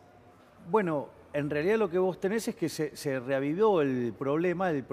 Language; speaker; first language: Spanish; native; Spanish